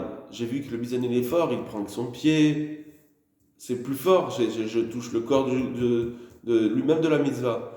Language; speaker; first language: French; native; French